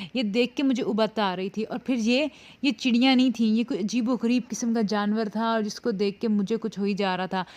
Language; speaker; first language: Urdu; native; Urdu